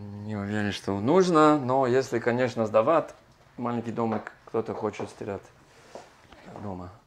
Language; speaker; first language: Russian; non-native, fluent; English